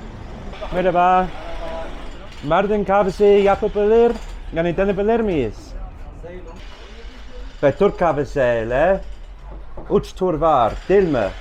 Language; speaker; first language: Turkish; non-native, learner; English